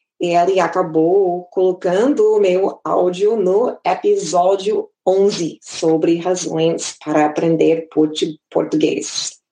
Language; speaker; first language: Portuguese; non-native, fluent; English